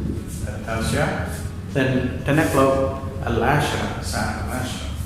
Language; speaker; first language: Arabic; non-native, fluent; Malayalam